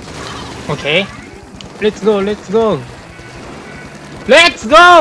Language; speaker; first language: English; non-native, learner; Japanese